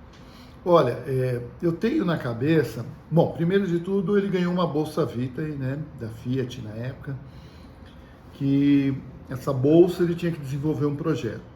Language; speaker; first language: Portuguese; native; Portuguese